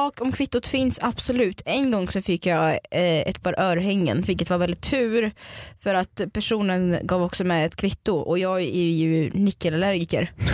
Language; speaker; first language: Swedish; non-native, fluent; Russian